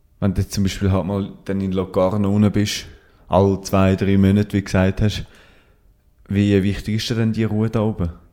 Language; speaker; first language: German; native; German